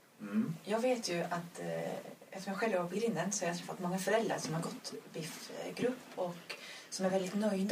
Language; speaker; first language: Swedish; native; Swedish